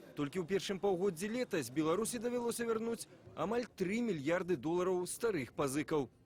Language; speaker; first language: Belarusian; native; Belarusian